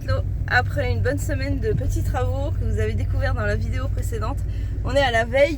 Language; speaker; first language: French; native; French